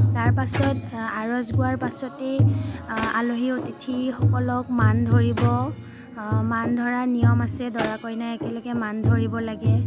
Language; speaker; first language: Assamese; non-native, local second language; Bodo